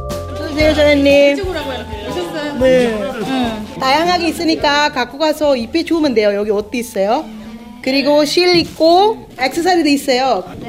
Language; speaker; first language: Korean; non-native, fluent; Sinhala